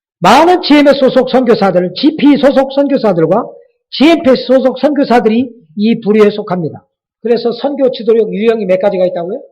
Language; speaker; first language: Korean; native; Korean